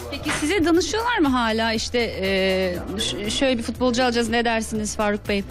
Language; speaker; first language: Turkish; native; Turkish